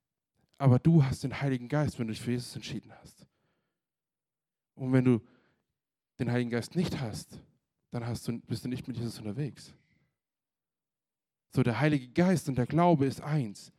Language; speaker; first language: German; native; German